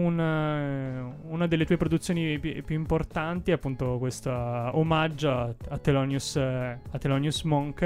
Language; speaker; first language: Italian; native; Italian